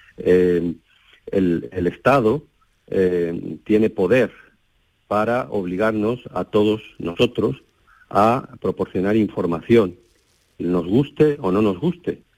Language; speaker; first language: Spanish; native; Spanish